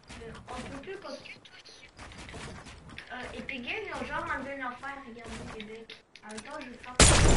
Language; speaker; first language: French; native; French